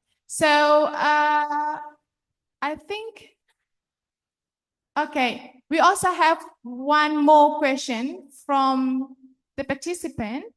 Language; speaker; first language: English; non-native, fluent; Indonesian